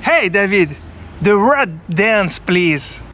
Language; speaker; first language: English; non-native, learner; French